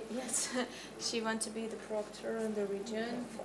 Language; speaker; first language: English; non-native, learner; Russian